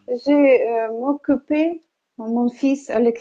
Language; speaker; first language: French; non-native, learner; Ukrainian